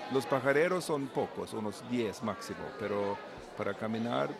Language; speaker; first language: Spanish; non-native, learner; Swedish